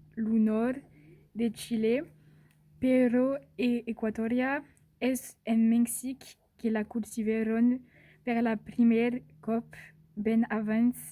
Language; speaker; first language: Occitan; non-native, local second language; French